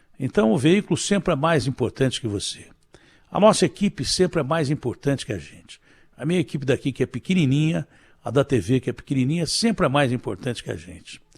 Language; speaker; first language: Portuguese; native; Portuguese